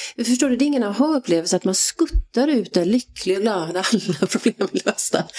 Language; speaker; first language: Swedish; native; Swedish